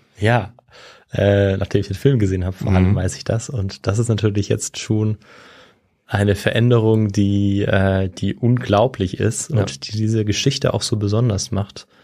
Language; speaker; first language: German; native; German